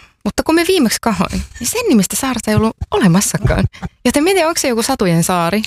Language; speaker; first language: Finnish; native; Finnish